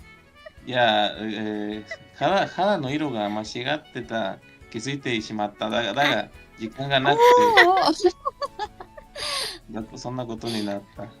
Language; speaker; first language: Japanese; non-native, learner; Spanish